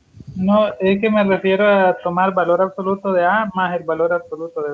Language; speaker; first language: Spanish; native; Spanish